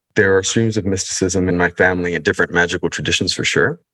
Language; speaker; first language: English; early bilingual, other home language; Spanish